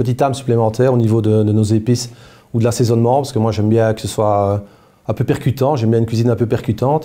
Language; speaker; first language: French; native; French